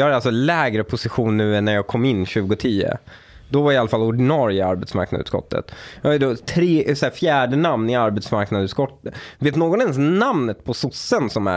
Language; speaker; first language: Swedish; early bilingual, other home language; Persian